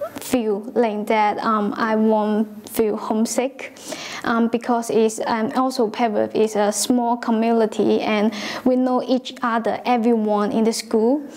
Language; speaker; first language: English; non-native, local second language; Cantonese